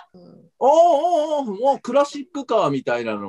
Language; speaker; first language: Japanese; native; Japanese